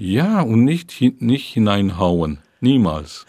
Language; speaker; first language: German; non-native, fluent; Hungarian